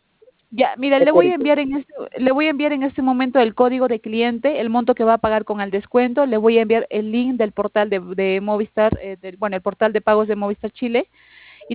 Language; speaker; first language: Spanish; native; Spanish